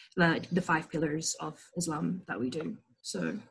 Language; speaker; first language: English; non-native, fluent; Indonesian